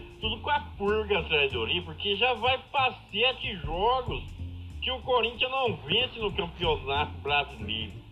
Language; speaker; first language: Portuguese; native; Portuguese